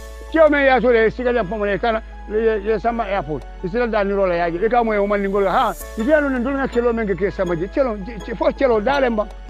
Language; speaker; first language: English; non-native, local second language; Mandingo